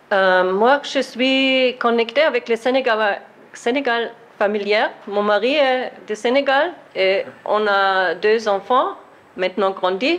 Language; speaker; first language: French; non-native, learner; German